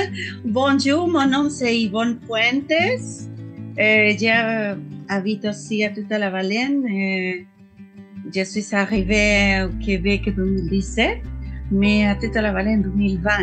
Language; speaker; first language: French; non-native, fluent; Spanish